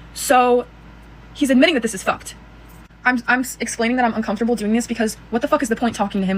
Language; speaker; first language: English; native; English